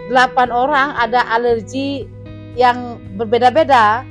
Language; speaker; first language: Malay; non-native, local second language; Balinese